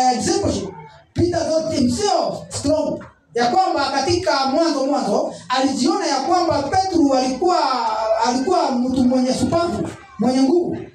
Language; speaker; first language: Swahili; non-native, local second language; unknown